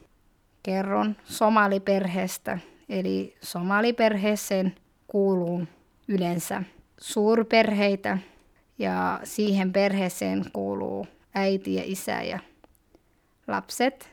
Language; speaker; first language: Finnish; early bilingual, other home language; Somali